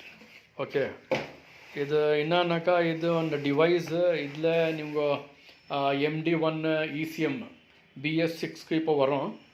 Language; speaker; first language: Tamil; non-native, local second language; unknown